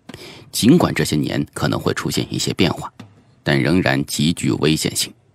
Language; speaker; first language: Chinese; native; Chinese